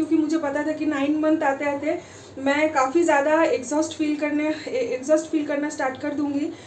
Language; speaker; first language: Hindi; non-native, local second language; Bangla